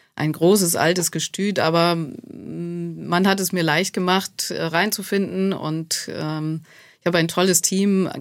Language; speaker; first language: German; native; German